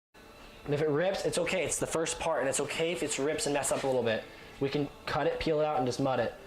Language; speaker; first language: English; native; English